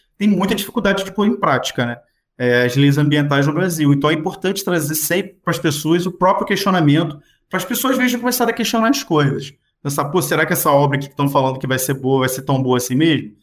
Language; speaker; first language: Portuguese; native; Portuguese